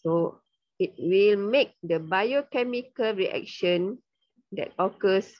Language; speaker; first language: English; non-native, local second language; Malay